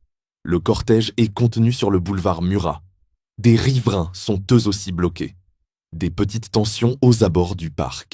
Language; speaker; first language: French; native; French